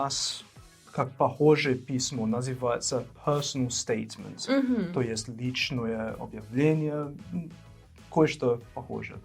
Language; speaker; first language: Russian; non-native, fluent; English